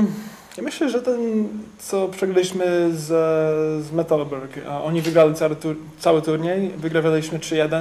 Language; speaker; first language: Polish; early bilingual, heritage; English